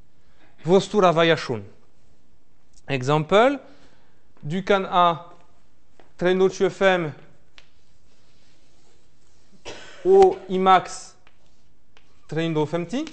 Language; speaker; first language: Norwegian; non-native, fluent; French